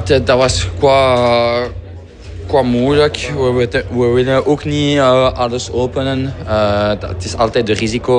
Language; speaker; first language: Dutch; non-native, fluent; French